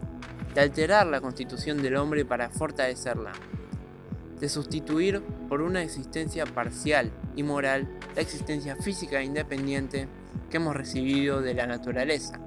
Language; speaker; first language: Spanish; native; Spanish